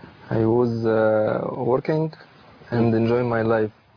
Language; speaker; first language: English; non-native, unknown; Russian